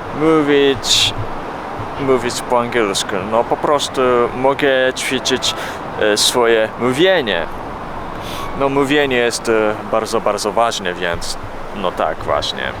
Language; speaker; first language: Polish; non-native, learner; Japanese